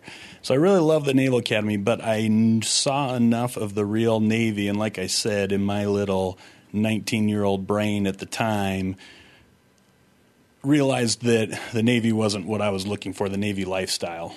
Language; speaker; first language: English; native; English